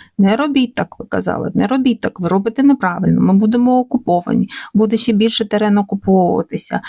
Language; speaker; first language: Ukrainian; non-native, local second language; Russian